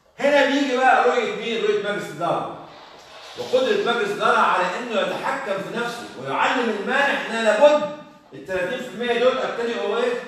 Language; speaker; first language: Arabic; native; Arabic